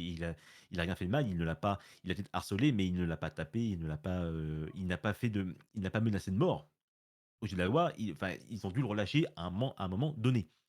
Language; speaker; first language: French; native; French